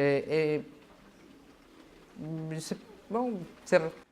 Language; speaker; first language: French; non-native, fluent; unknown